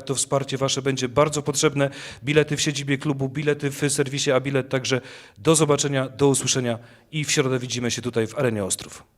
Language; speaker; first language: Polish; native; Polish